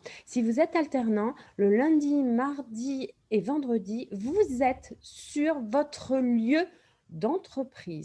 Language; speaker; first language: French; native; French